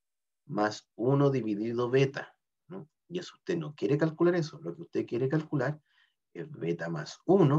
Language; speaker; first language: Spanish; native; Spanish